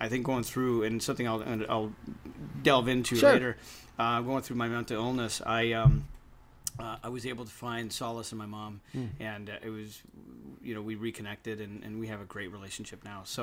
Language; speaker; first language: English; native; English